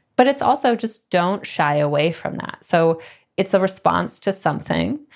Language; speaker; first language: English; native; English